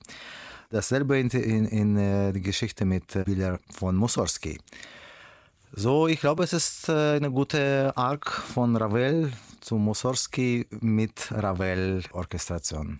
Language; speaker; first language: German; non-native, learner; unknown